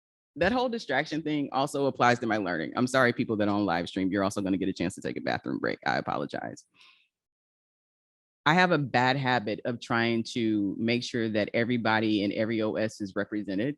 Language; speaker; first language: English; native; English